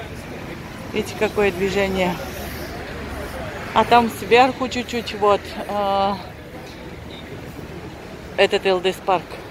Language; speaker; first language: Russian; native; Russian